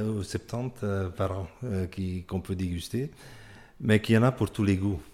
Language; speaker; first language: French; non-native, local second language; Dutch